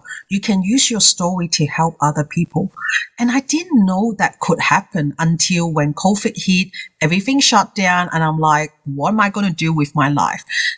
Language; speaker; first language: English; non-native, local second language; Cantonese